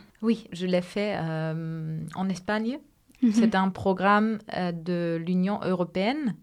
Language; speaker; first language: French; non-native, fluent; Spanish